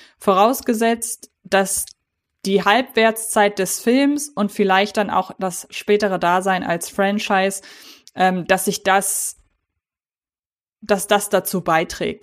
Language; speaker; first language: German; native; German